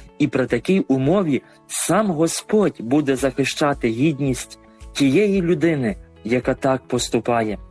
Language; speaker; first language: Ukrainian; native; Ukrainian